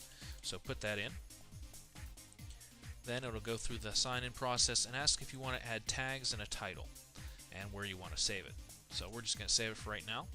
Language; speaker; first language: English; native; English